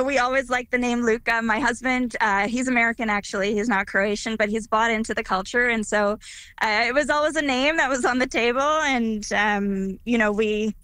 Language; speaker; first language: English; early bilingual, other home language; Croatian